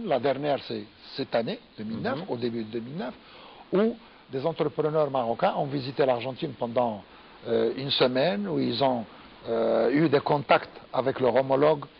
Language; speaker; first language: French; non-native, local second language; Arabic